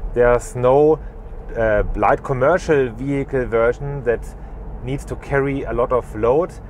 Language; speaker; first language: English; non-native, fluent; German